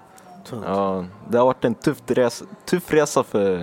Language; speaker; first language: Swedish; early bilingual, other home language; Finnish